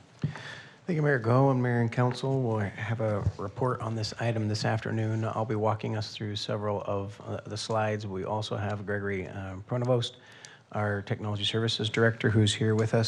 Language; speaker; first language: English; native; English